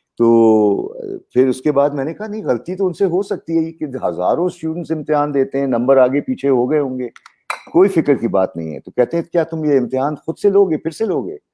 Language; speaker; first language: Urdu; native; Urdu